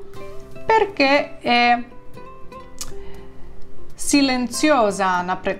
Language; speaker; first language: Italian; non-native, fluent; Ukrainian